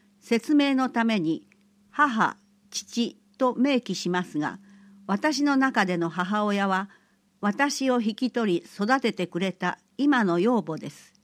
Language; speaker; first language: Japanese; early bilingual, other home language; Persian